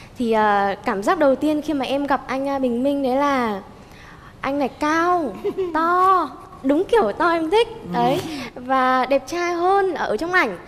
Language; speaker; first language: Vietnamese; native; Vietnamese